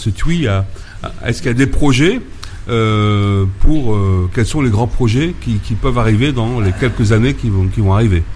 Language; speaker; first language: French; native; French